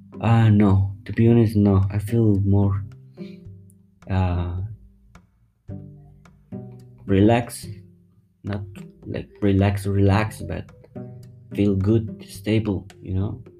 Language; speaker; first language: English; non-native, fluent; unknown